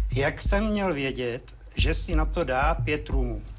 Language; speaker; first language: Czech; native; Czech